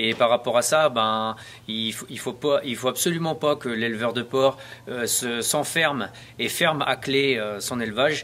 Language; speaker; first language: French; native; French